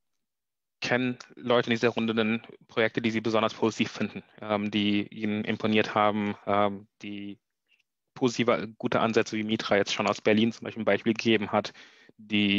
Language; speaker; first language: German; native; German